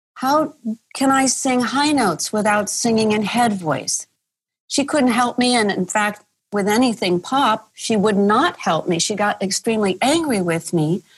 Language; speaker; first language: English; native; English